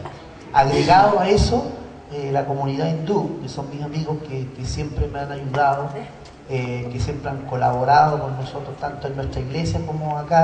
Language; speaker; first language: Spanish; native; Spanish